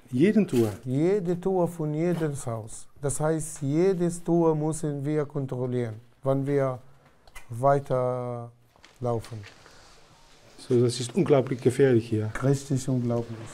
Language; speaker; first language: German; non-native, learner; Arabic